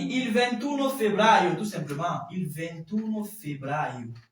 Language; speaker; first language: Italian; non-native, fluent; French